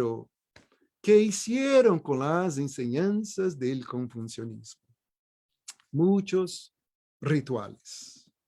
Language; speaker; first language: Spanish; non-native, fluent; Portuguese